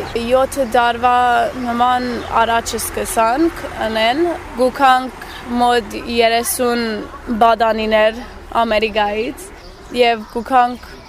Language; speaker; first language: Armenian; early bilingual, heritage; Armenian